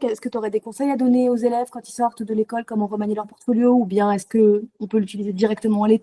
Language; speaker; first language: French; native; French